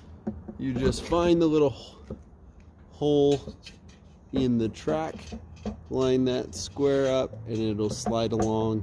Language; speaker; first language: English; native; English